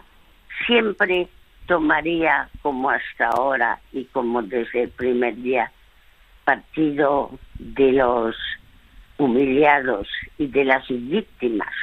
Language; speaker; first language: Spanish; early bilingual, other home language; French